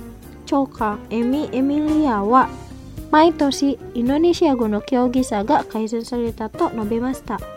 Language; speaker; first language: Japanese; non-native, fluent; Indonesian